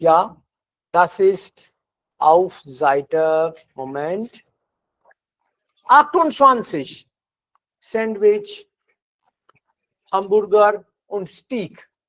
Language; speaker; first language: German; non-native, fluent; Hindi